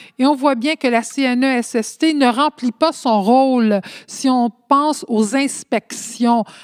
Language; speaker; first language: French; early bilingual, other home language; Spanish